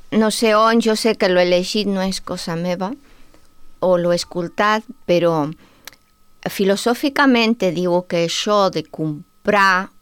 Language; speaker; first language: Catalan; non-native, fluent; Spanish